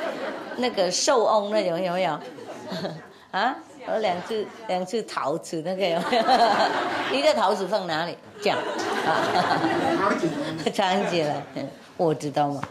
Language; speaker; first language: Chinese; non-native, fluent; Vietnamese